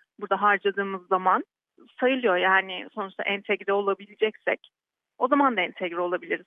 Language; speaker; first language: Turkish; native; Turkish